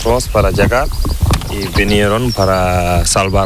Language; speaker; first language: Spanish; non-native, learner; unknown